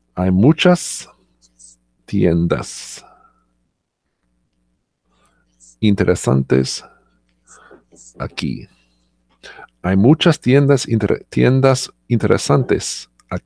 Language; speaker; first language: Spanish; non-native, learner; English